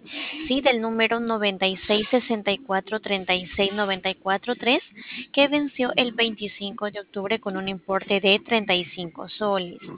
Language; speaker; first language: Spanish; native; Spanish